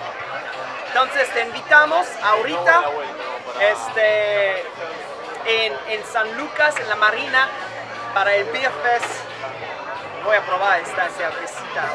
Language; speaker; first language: Spanish; non-native, learner; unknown